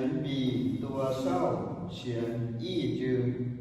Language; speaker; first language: Chinese; non-native, learner; Thai